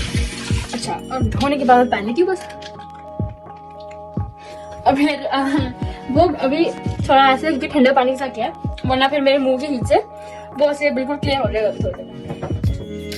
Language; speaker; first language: Hindi; early bilingual, heritage; Hindi